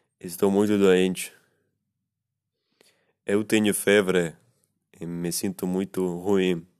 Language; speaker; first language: Portuguese; non-native, learner; Russian